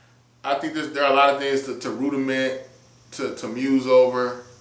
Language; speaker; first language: English; native; English